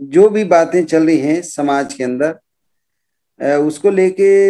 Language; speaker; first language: Hindi; native; Hindi